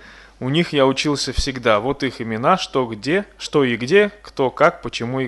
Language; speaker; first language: Russian; native; Russian